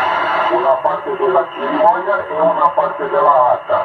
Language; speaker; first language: Spanish; non-native, learner; Portuguese